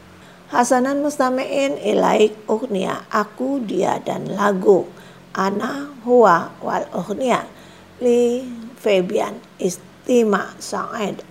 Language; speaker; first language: Arabic; non-native, fluent; Indonesian